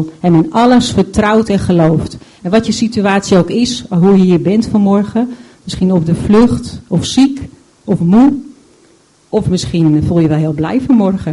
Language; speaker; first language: Dutch; native; Dutch